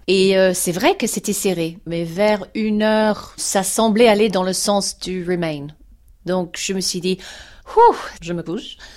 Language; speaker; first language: French; non-native, fluent; English